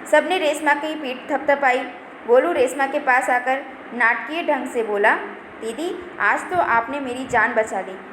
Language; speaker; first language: Hindi; non-native, local second language; Gujarati